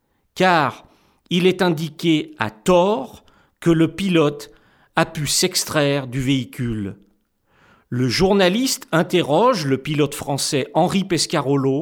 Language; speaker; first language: French; native; French